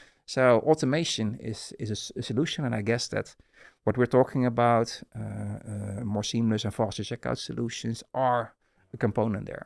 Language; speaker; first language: English; non-native, fluent; Dutch